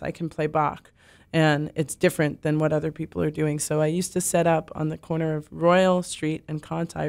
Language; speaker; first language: English; native; English